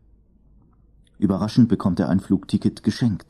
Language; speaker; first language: German; native; German